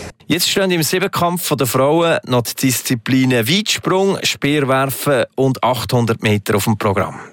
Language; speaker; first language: German; native; German